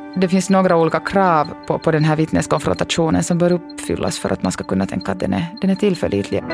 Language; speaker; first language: Swedish; native; Swedish